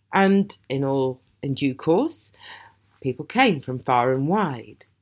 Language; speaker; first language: English; native; English